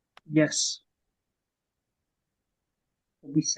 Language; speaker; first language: Indonesian; non-native, learner; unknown